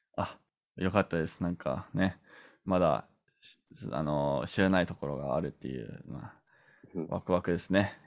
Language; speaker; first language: Japanese; non-native, fluent; English